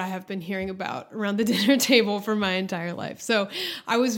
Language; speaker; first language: English; native; English